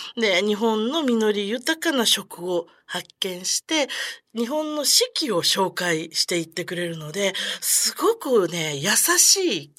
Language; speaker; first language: Japanese; native; Japanese